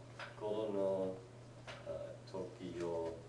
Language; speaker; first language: Japanese; non-native, learner; English